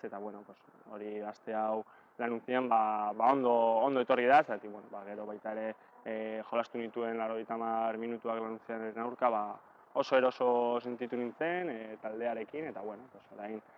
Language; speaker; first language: Basque; non-native, local second language; Spanish